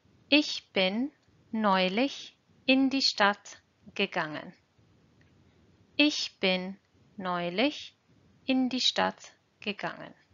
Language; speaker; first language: German; non-native, fluent; English